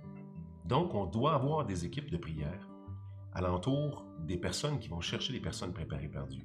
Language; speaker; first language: French; native; French